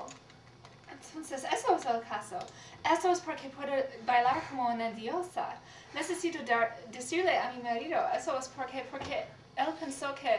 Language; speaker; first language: Spanish; non-native, learner; English